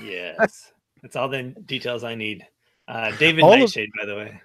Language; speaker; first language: English; native; English